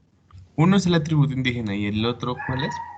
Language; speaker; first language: Spanish; native; Spanish